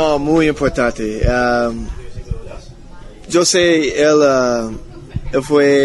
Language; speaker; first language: Spanish; non-native, learner; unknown